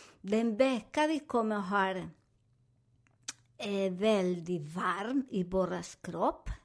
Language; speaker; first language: Swedish; non-native, fluent; Spanish